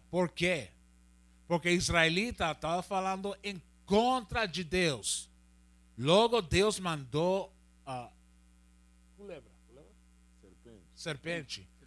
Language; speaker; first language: Portuguese; non-native, learner; Spanish